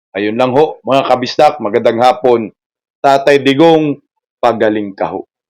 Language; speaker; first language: Filipino; non-native, local second language; Cebuano